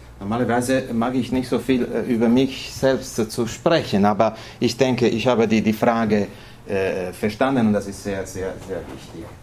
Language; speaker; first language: German; non-native, fluent; Italian